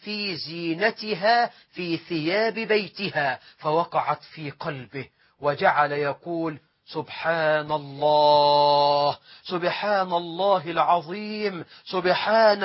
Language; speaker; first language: Arabic; native; Arabic